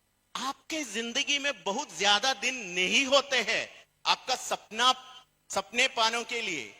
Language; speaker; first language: Hindi; non-native, fluent; Bangla